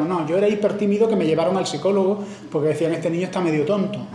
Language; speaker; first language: Spanish; native; Spanish